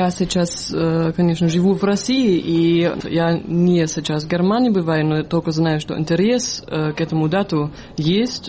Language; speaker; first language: Russian; non-native, fluent; German